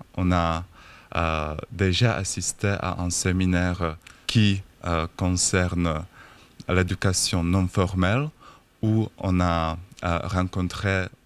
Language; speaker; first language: French; non-native, fluent; Czech